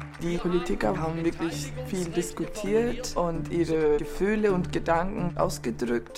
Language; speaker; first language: German; non-native, fluent; Turkish